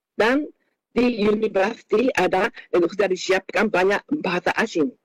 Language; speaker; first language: Indonesian; non-native, fluent; Japanese